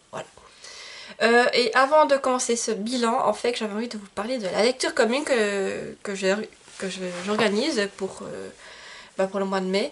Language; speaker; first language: French; native; French